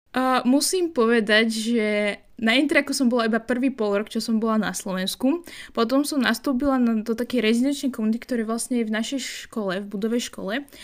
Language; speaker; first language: Slovak; non-native, fluent; Arabic